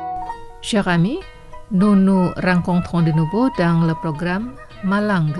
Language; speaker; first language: French; non-native, fluent; Indonesian